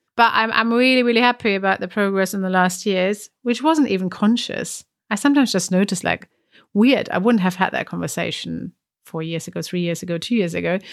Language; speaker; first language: English; non-native, fluent; German